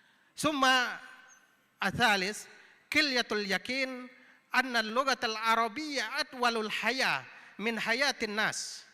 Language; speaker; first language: Arabic; non-native, fluent; Indonesian